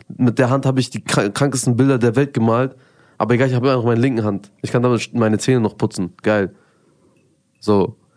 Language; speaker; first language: German; early bilingual, other home language; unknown